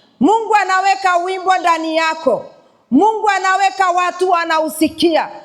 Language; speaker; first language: Swahili; non-native, local second language; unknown